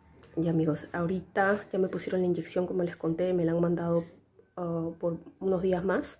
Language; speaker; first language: Spanish; native; Spanish